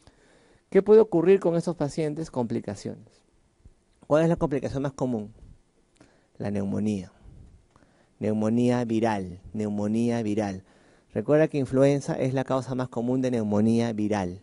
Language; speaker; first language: Spanish; native; Spanish